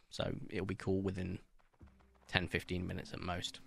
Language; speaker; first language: English; native; English